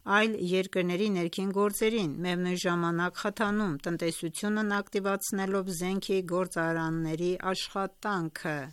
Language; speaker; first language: Armenian; native; Armenian